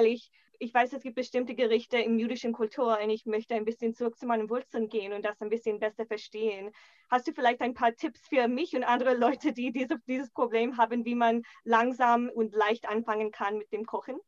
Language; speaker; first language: German; non-native, fluent; English